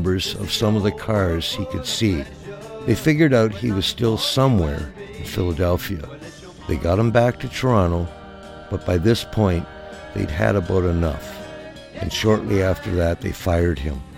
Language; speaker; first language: English; native; English